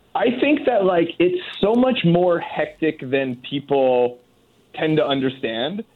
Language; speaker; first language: English; native; English